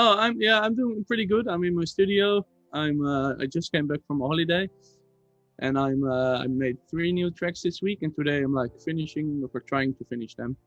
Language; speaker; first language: English; non-native, fluent; Dutch